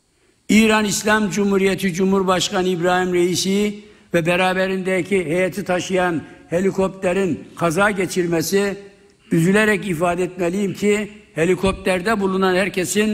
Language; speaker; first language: Turkish; native; Turkish